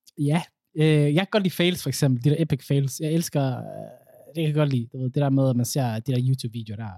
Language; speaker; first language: Danish; early bilingual, other home language; Somali